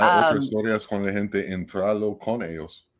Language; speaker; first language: Spanish; non-native, learner; English